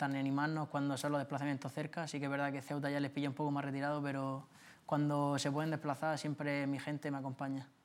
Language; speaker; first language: Spanish; native; Spanish